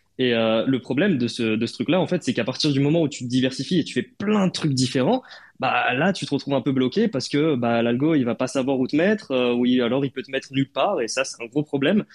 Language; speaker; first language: French; native; French